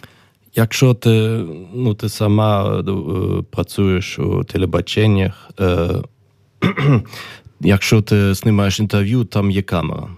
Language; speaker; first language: Ukrainian; early bilingual, heritage; German